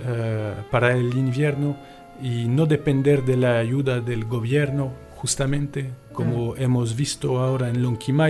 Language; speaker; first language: Spanish; non-native, fluent; French